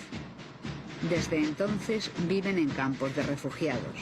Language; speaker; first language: Spanish; native; Spanish